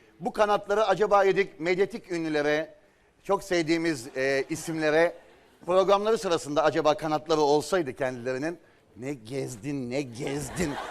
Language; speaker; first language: Turkish; native; Turkish